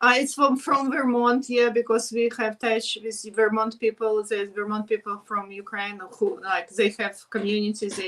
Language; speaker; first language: English; non-native, learner; Ukrainian